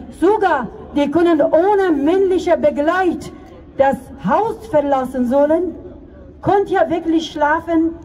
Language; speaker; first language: German; non-native, fluent; Persian